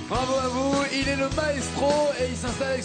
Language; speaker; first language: French; native; French